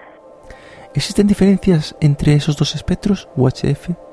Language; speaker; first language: Spanish; native; Spanish